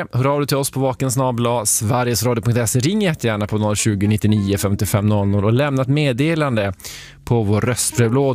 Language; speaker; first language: Swedish; native; Swedish